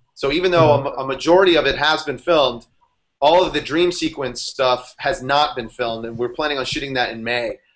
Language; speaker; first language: English; native; English